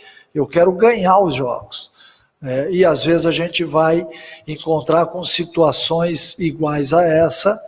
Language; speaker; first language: Portuguese; native; Portuguese